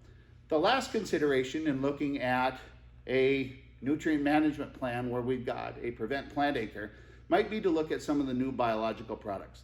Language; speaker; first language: English; native; English